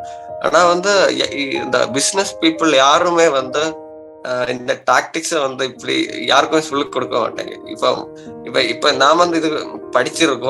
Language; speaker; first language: Tamil; non-native, learner; Malayalam